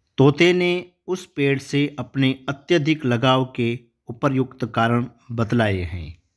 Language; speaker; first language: Hindi; non-native, local second language; Gujarati